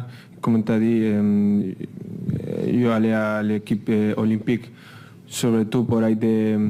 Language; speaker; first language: French; non-native, fluent; Spanish